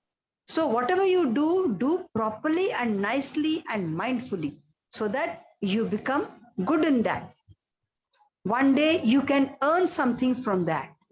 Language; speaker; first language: English; non-native, local second language; Odia